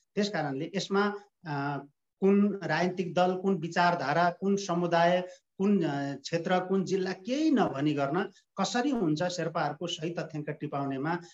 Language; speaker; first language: Nepali; non-native, local second language; Sherpa